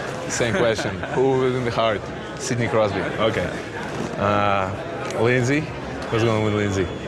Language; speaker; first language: English; non-native, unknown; Russian